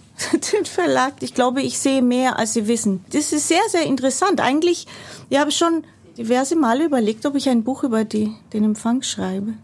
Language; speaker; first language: German; non-native, fluent; Greek